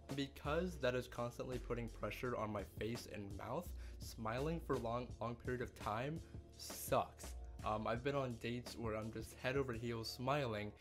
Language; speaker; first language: English; native; English